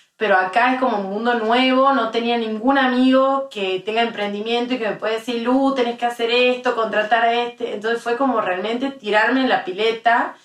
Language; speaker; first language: Spanish; native; Spanish